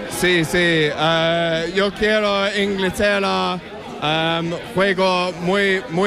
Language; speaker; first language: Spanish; non-native, learner; English